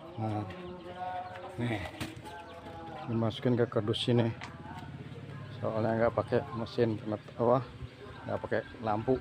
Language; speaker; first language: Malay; non-native, local second language; Javanese